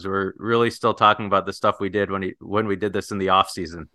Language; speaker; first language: English; native; English